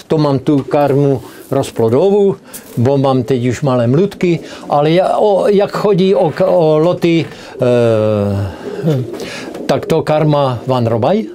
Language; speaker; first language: Polish; non-native, learner; Czech